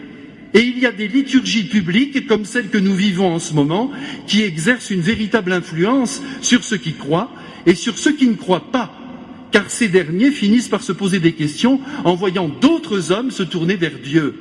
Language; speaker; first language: French; native; French